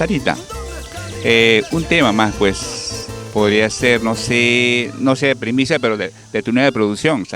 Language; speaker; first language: Spanish; native; Spanish